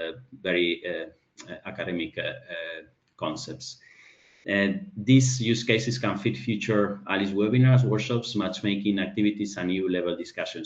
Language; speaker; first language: English; non-native, fluent; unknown